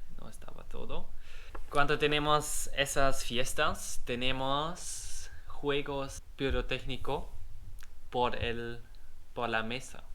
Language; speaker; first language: Spanish; non-native, learner; German